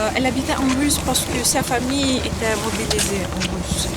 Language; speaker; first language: French; non-native, fluent; Ukrainian